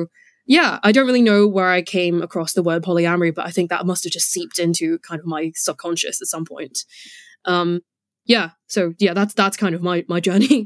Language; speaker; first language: English; non-native, local second language; Cantonese